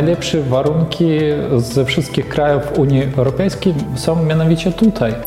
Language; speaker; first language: Polish; non-native, fluent; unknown